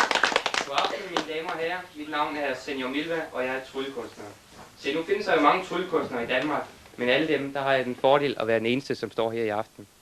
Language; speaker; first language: Danish; native; Danish